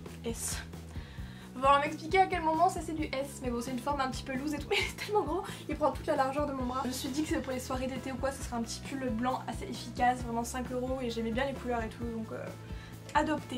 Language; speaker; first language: French; native; French